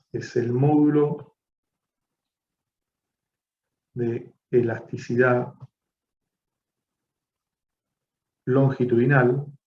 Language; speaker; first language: Spanish; native; Spanish